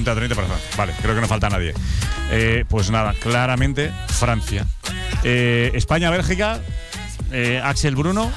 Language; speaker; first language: Spanish; native; Spanish